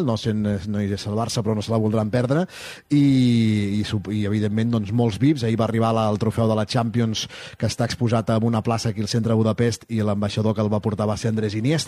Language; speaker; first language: Catalan; native; Catalan